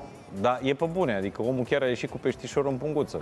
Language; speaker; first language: Romanian; native; Romanian